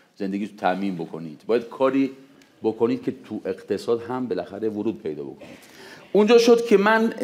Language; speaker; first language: Persian; non-native, fluent; Spanish